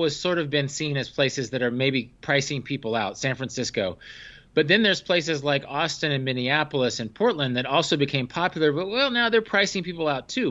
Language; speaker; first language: English; native; English